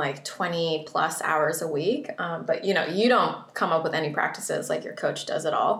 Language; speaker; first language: English; early bilingual, other home language; Vietnamese